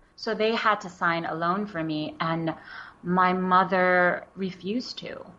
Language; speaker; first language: English; early bilingual, other home language; Wu Chinese